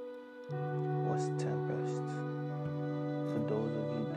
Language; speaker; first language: English; non-native, local second language; Igbo